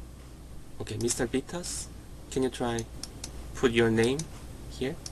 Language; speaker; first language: English; non-native, learner; Korean